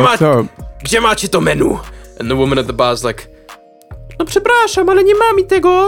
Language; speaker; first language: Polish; non-native, learner; Czech